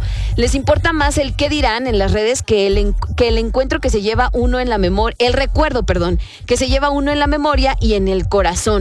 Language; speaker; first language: Spanish; native; Spanish